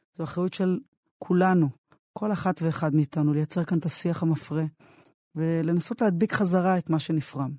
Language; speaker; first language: Hebrew; native; Hebrew